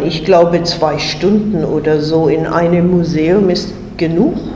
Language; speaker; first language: German; non-native, fluent; English